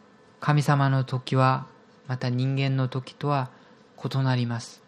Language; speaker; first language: Japanese; non-native, fluent; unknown